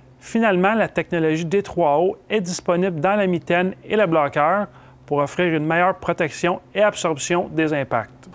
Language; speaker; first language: French; native; French